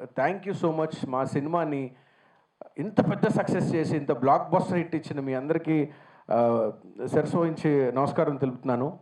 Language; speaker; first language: Telugu; native; Telugu